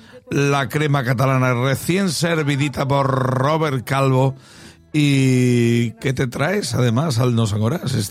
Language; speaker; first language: Spanish; native; Spanish